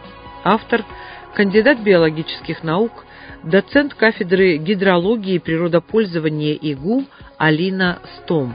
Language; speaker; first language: Russian; native; Russian